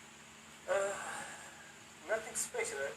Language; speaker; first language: English; non-native, learner; Turkish